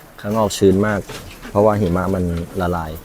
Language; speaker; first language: Thai; native; Thai